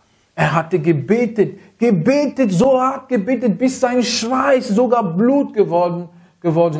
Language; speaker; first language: German; non-native, fluent; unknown